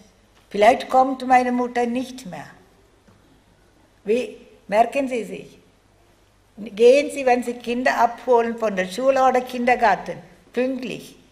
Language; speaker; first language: German; non-native, fluent; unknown